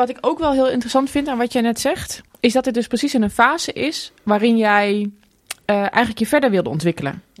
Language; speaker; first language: Dutch; native; Dutch